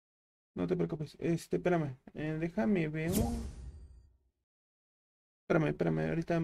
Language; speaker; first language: Spanish; native; Spanish